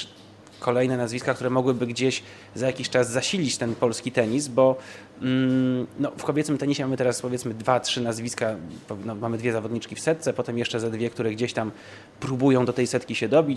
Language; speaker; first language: Polish; native; Polish